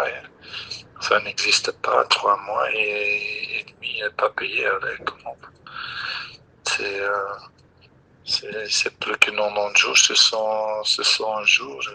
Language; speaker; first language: French; non-native, local second language; Dutch